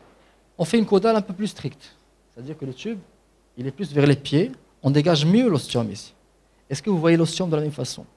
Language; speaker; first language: French; non-native, local second language; Arabic